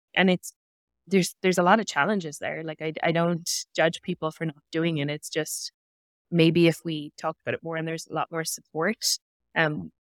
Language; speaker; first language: English; native; English